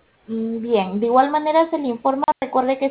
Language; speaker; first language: Spanish; native; Spanish